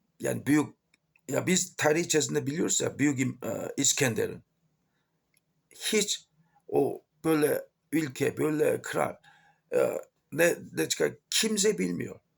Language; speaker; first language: Turkish; non-native, fluent; Korean